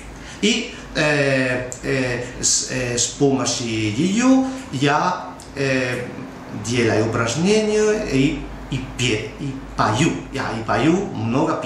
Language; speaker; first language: Russian; non-native, learner; Spanish